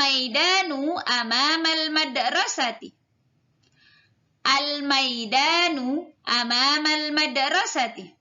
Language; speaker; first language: Arabic; non-native, fluent; Indonesian